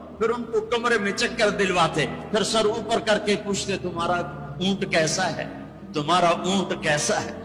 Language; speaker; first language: Urdu; non-native, local second language; Punjabi